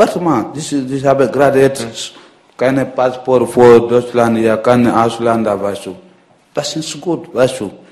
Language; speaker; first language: German; non-native, learner; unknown